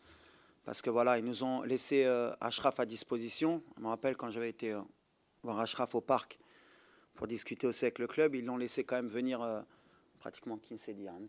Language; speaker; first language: French; native; French